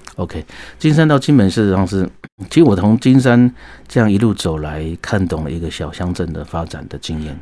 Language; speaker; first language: Chinese; native; Chinese